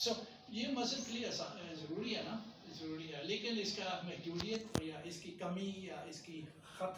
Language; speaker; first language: Hindi; non-native, fluent; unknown